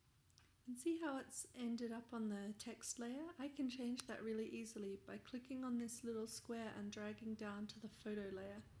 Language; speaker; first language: English; native; English